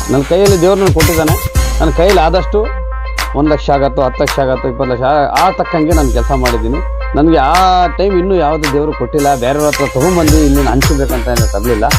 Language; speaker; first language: Kannada; non-native, local second language; Urdu